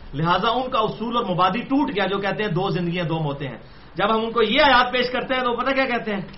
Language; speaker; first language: Urdu; non-native, local second language; Punjabi